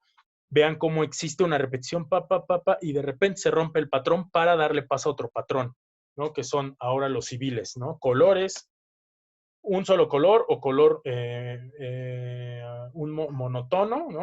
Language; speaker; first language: Spanish; native; Spanish